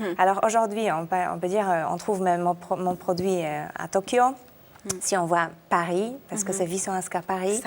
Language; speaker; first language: French; non-native, fluent; Polish